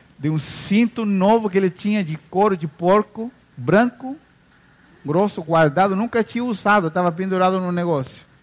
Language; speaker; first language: Portuguese; non-native, fluent; Spanish